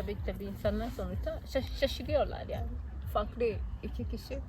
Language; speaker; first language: Turkish; non-native, fluent; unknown